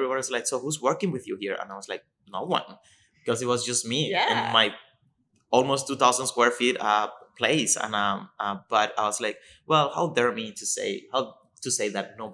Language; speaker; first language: English; non-native, fluent; Spanish